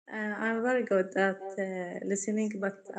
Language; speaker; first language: English; non-native, learner; Arabic